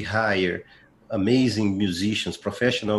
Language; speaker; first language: English; non-native, fluent; Portuguese